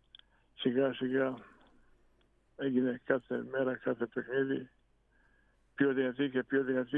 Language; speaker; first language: Greek; non-native, fluent; Bosnian